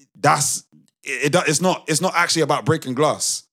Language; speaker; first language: English; native; English